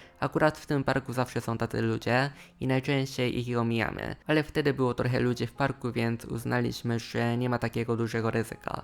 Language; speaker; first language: Polish; non-native, fluent; Japanese